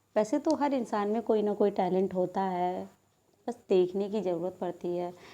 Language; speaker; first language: Hindi; non-native, local second language; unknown